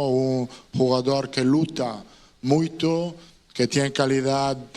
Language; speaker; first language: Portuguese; non-native, learner; Italian